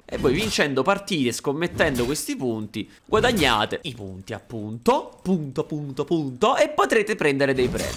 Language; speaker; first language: Italian; native; Italian